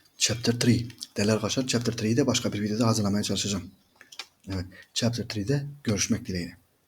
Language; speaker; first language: Turkish; native; Turkish